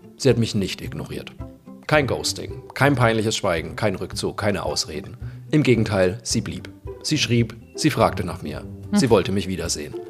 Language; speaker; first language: German; native; German